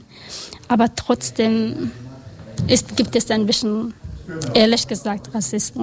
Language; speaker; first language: German; non-native, learner; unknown